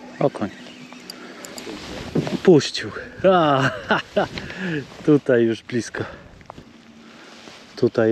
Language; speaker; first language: Polish; native; Polish